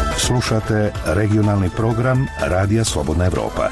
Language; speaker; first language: Serbian; native; Serbian